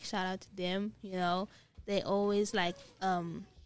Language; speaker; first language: English; non-native, local second language; Dutch